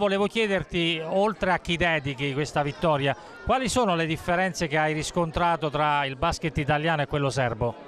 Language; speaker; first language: Italian; native; Italian